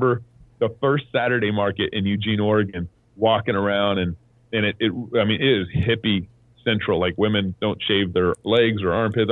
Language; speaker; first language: English; native; English